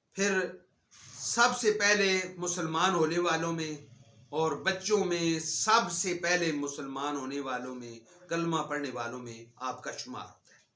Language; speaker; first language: Urdu; native; Urdu